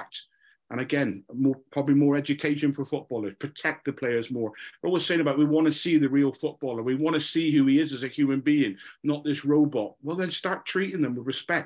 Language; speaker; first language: English; native; English